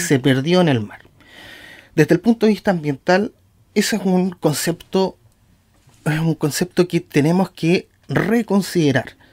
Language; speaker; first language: Spanish; native; Spanish